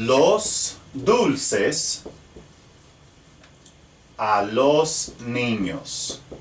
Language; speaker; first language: Spanish; non-native, fluent; English